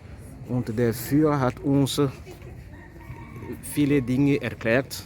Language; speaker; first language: German; non-native, fluent; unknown